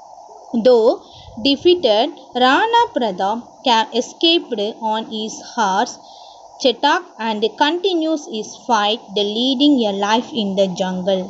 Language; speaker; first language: English; non-native, local second language; Tamil